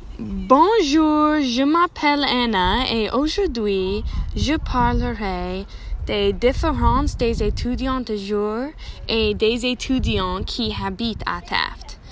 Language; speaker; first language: French; non-native, learner; English